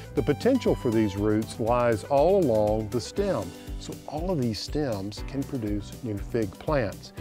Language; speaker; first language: English; native; English